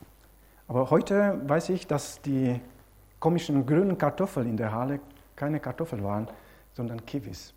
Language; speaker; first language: German; non-native, fluent; Romanian